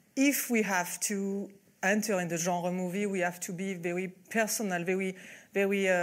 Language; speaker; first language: English; non-native, fluent; French